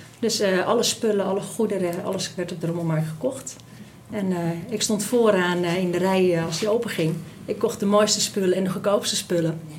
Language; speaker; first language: Dutch; native; Dutch